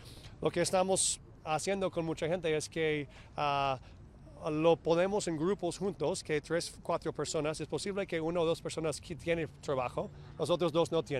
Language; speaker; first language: Spanish; non-native, fluent; English